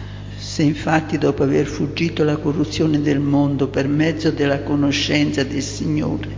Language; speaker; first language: Italian; native; Italian